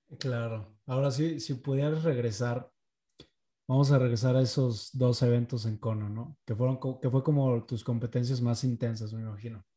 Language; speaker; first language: Spanish; native; Spanish